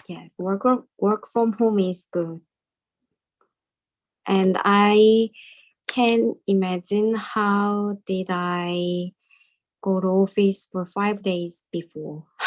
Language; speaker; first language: English; non-native, learner; Korean